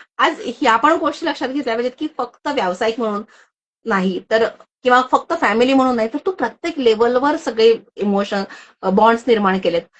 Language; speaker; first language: Marathi; native; Marathi